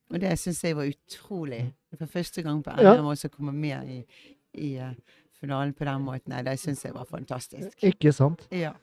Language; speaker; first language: Norwegian; early bilingual, heritage; English